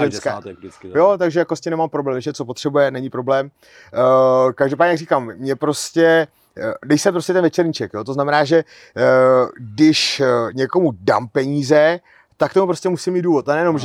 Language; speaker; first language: Czech; native; Czech